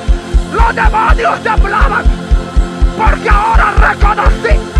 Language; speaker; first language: Spanish; native; Spanish